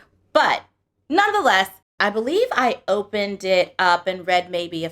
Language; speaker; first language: English; native; English